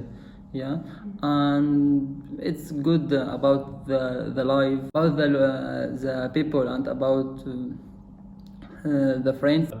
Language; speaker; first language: English; non-native, learner; Arabic